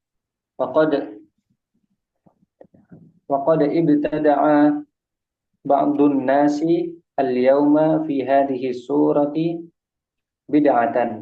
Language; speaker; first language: Arabic; non-native, learner; Indonesian